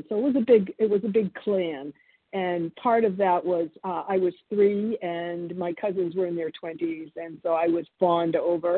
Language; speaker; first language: English; early bilingual, other home language; Italian